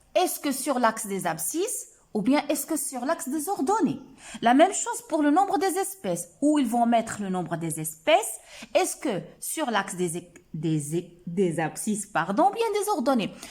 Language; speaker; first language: French; non-native, local second language; Arabic